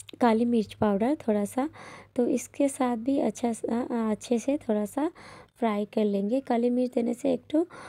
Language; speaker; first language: Hindi; non-native, local second language; Bangla